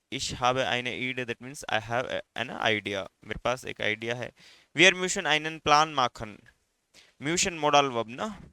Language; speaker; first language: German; non-native, fluent; Hindi